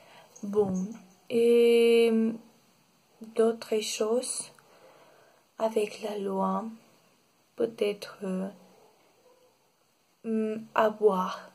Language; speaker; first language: French; non-native, learner; Spanish